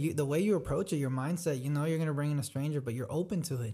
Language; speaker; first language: English; early bilingual, other home language; Spanish